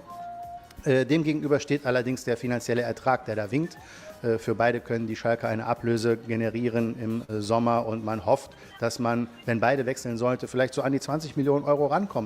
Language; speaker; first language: German; native; German